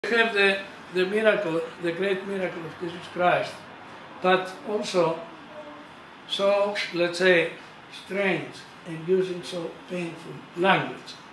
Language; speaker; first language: English; non-native, fluent; Greek